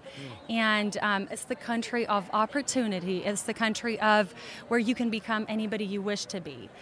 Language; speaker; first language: English; early bilingual, other home language; Russian